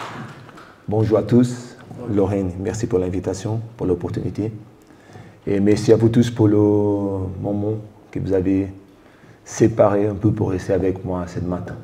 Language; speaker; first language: French; non-native, fluent; Portuguese